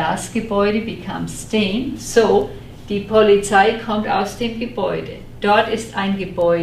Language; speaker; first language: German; non-native, fluent; English